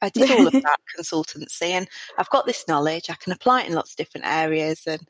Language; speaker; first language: English; native; English